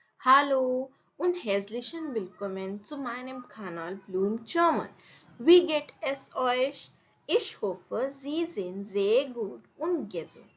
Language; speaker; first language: German; non-native, fluent; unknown